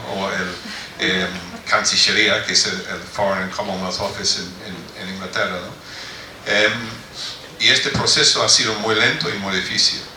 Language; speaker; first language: Spanish; non-native, fluent; English